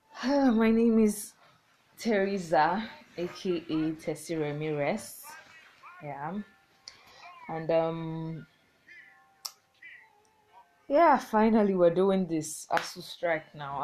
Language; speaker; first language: English; non-native, local second language; Igbo